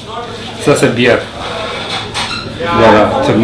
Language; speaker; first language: French; non-native, learner; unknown